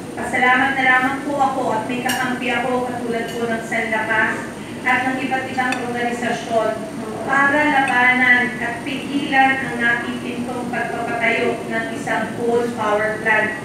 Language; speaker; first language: Filipino; native; Filipino